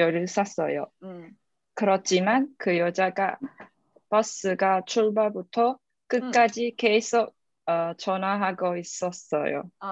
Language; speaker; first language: Korean; non-native, learner; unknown